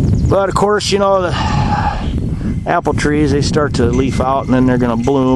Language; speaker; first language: English; native; English